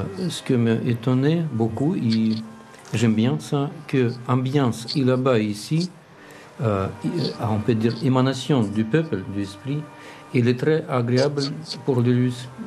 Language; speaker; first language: French; non-native, learner; Russian